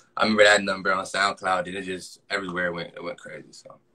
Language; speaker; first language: English; native; English